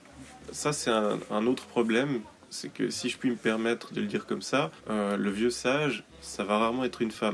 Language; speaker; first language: French; native; French